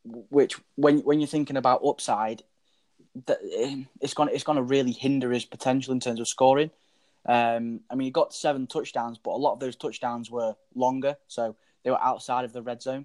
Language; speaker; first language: English; native; English